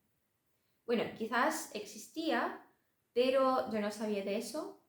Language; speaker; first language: Spanish; non-native, fluent; Russian